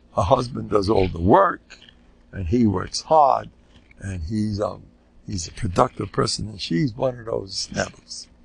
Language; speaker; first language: English; native; English